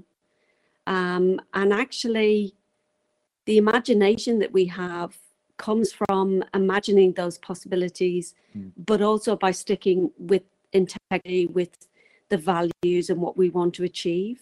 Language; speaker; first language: English; native; English